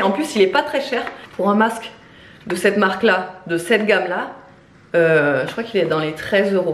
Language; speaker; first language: French; native; French